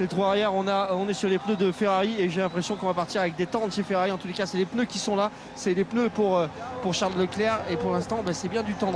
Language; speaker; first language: French; native; French